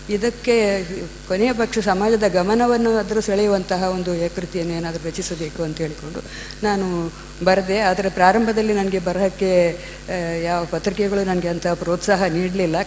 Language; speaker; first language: Kannada; non-native, local second language; Malayalam